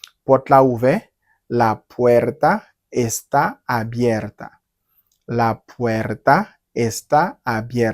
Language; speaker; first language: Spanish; non-native, fluent; Haitian Creole